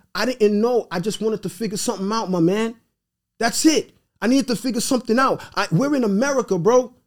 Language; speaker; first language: English; early bilingual, other home language; Haitian Creole